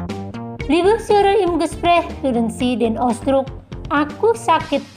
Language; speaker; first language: German; non-native, fluent; Indonesian